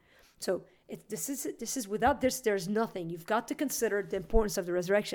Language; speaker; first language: English; native; English